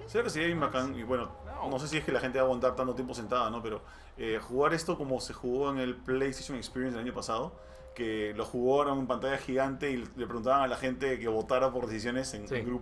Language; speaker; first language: Spanish; native; Spanish